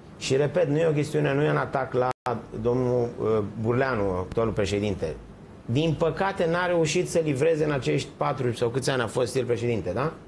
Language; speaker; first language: Romanian; native; Romanian